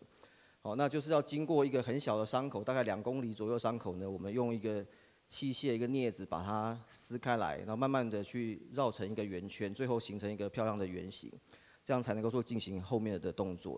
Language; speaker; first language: Chinese; native; Chinese